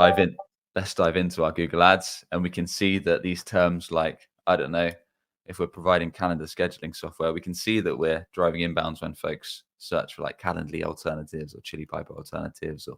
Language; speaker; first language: English; native; English